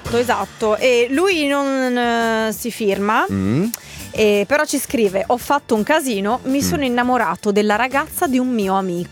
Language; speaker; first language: Italian; native; Italian